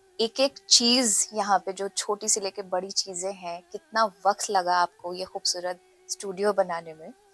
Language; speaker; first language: Hindi; native; Hindi